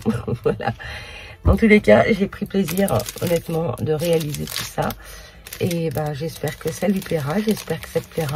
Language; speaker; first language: French; native; French